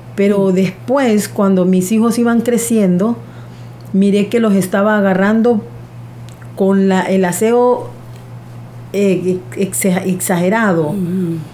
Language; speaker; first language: Spanish; native; Spanish